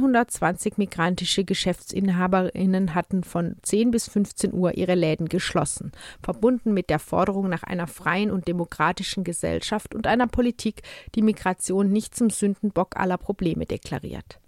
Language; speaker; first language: German; native; German